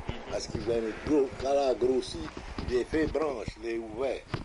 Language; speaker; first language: French; native; French